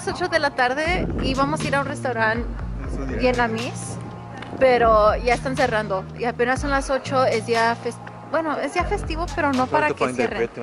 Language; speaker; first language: Spanish; early bilingual, heritage; Spanish